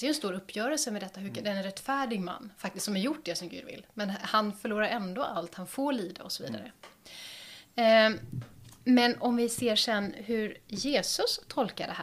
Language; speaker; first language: Swedish; native; Swedish